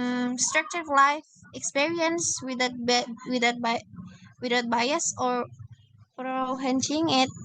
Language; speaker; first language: English; non-native, learner; Indonesian